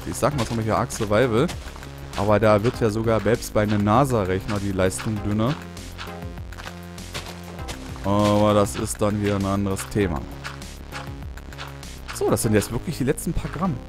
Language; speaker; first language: German; native; German